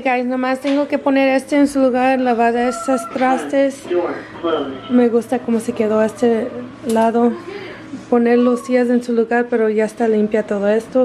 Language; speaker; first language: Spanish; early bilingual, heritage; English